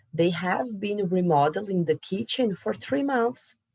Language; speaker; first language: English; non-native, fluent; Portuguese